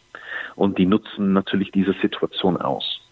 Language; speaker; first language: German; non-native, fluent; English